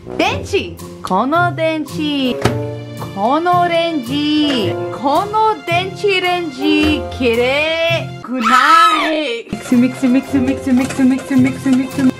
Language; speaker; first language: Japanese; non-native, learner; English